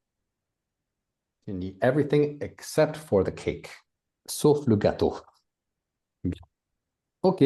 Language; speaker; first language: French; native; French